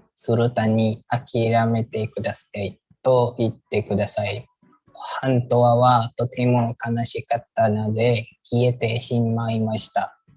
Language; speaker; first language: Japanese; non-native, learner; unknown